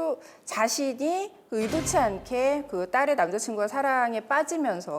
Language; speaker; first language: Korean; native; Korean